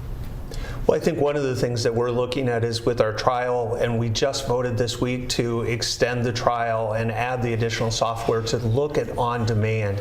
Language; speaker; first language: English; native; English